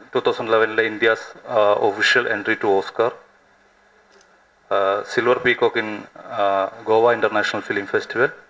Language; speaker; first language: Tamil; non-native, learner; Malayalam